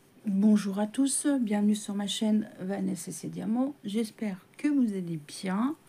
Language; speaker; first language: French; native; French